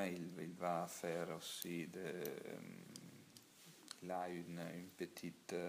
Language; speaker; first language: French; non-native, learner; Italian